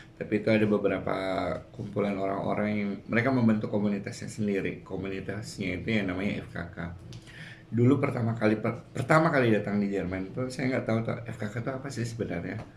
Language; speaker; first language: Indonesian; native; Indonesian